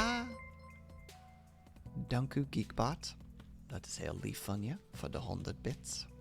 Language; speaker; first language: Dutch; non-native, learner; English